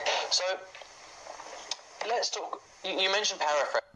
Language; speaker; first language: English; native; English